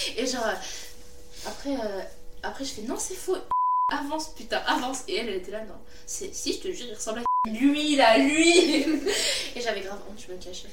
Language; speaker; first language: French; native; French